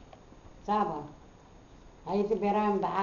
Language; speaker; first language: Hebrew; non-native, learner; Arabic